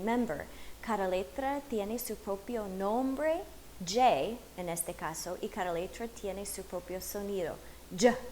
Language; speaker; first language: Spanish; non-native, fluent; English